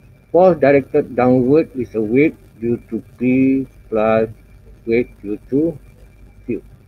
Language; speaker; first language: English; non-native, local second language; Malay